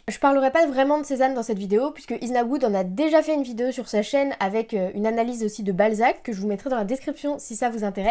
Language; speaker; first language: French; native; French